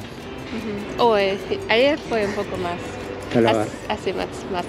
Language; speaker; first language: Spanish; non-native, learner; English